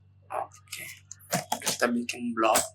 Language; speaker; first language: Indonesian; native; Indonesian